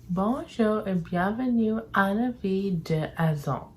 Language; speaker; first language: French; non-native, learner; English